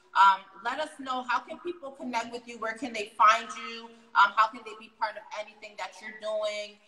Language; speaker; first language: English; native; English